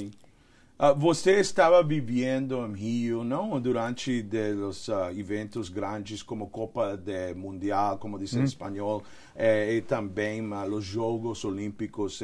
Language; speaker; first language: Portuguese; non-native, learner; Spanish